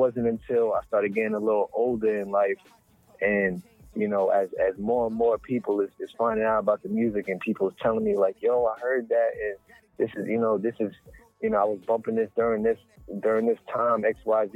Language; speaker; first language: English; native; English